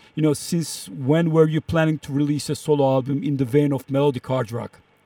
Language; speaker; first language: English; non-native, fluent; Turkish